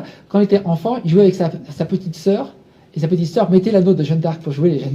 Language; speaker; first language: French; native; French